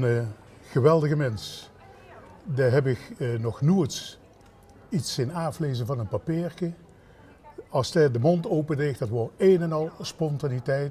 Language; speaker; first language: Dutch; native; Dutch